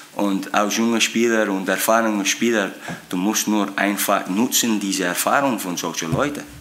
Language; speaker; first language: German; non-native, fluent; English